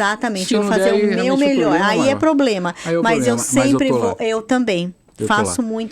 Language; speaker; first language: Portuguese; native; Portuguese